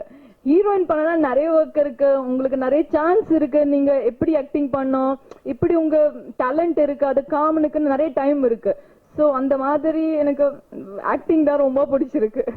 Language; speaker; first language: Tamil; non-native, learner; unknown